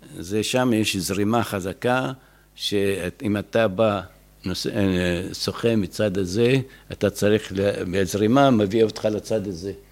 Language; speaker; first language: Hebrew; non-native, fluent; Arabic